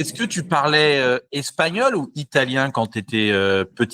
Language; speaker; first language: French; native; French